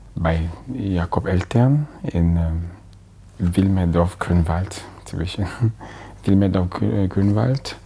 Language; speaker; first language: German; non-native, learner; French